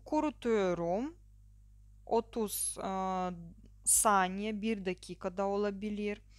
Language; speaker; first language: Turkish; non-native, learner; Russian